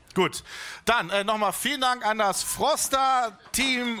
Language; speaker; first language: German; native; German